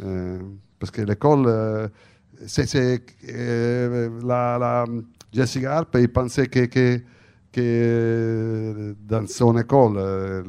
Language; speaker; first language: French; non-native, fluent; Italian